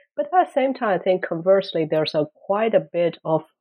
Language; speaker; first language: English; non-native, fluent; Chinese